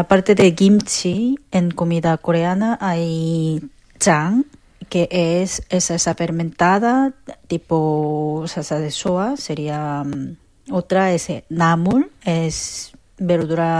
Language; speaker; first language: Spanish; non-native, fluent; Korean